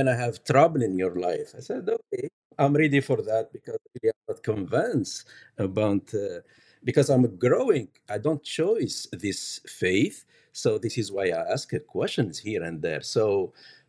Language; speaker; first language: English; non-native, learner; Arabic